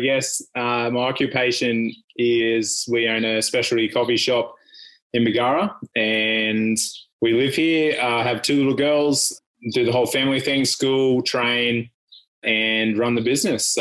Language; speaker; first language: English; native; English